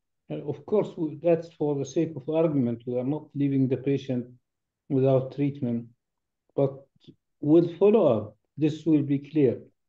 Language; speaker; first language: English; non-native, fluent; Arabic